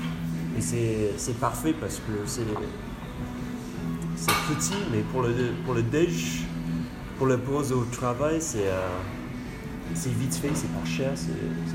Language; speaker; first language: French; non-native, learner; English